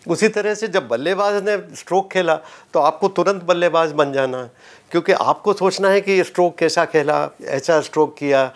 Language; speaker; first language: Hindi; native; Hindi